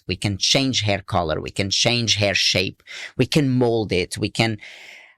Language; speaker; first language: English; non-native, fluent; Portuguese